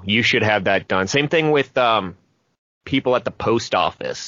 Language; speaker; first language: English; native; English